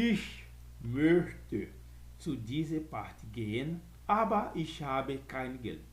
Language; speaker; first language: German; non-native, fluent; Portuguese